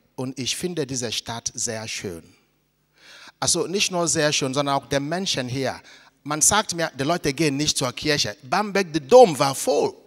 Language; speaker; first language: German; non-native, fluent; Igbo